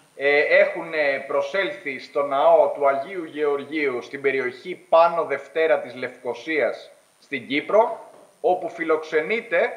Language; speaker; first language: Greek; native; Greek